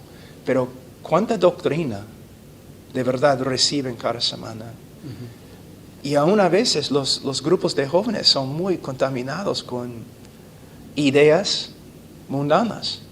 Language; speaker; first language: Spanish; non-native, fluent; English